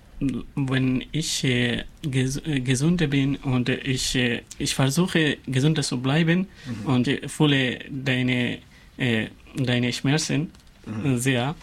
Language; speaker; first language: German; non-native, learner; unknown